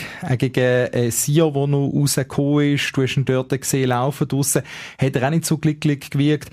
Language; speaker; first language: German; native; German